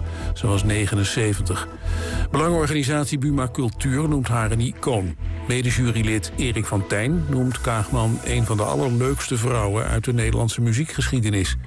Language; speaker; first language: Dutch; native; Dutch